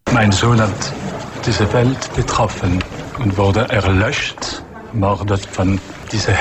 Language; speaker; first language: German; non-native, learner; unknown